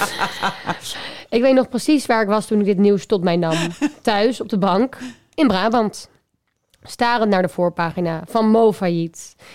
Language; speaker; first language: Dutch; native; Dutch